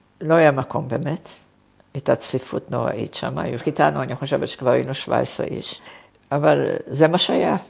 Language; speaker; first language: Hebrew; non-native, fluent; Polish